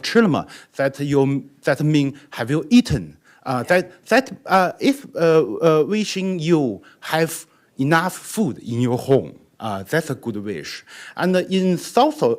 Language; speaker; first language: English; non-native, learner; Chinese